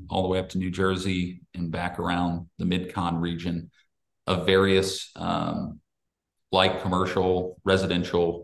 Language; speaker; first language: English; native; English